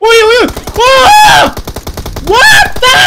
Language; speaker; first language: English; non-native, learner; Korean